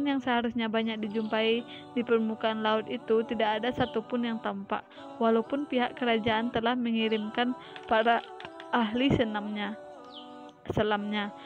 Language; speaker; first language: Indonesian; native; Indonesian